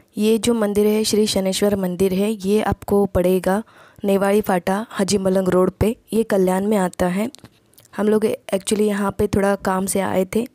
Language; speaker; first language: Hindi; non-native, local second language; Marathi